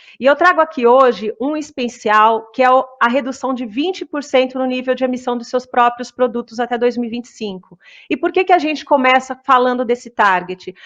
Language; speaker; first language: Portuguese; native; Portuguese